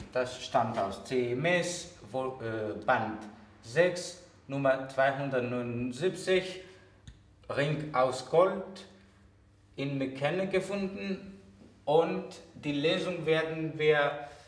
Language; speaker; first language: German; non-native, fluent; Greek